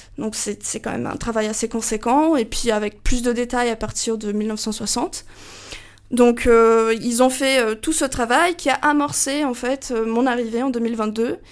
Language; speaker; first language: French; non-native, fluent; Portuguese